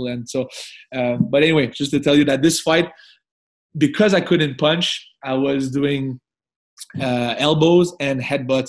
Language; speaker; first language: English; non-native, fluent; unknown